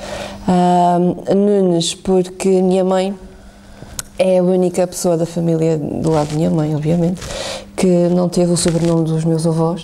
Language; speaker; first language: Portuguese; native; Portuguese